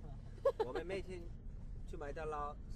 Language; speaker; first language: Chinese; non-native, learner; English